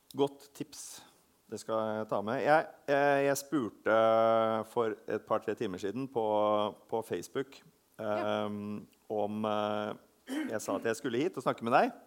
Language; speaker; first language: Norwegian; native; Norwegian